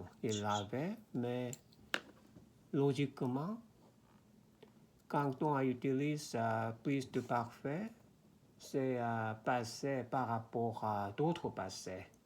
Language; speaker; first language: French; non-native, learner; Korean